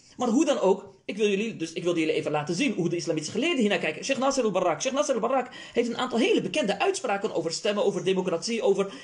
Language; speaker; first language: Dutch; early bilingual, other home language; Arabic